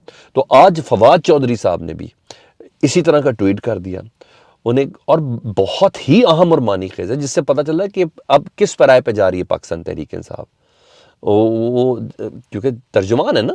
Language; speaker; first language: Urdu; native; Urdu